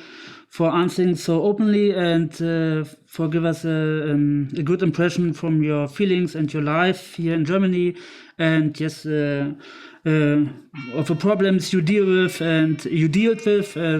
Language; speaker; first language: English; non-native, fluent; German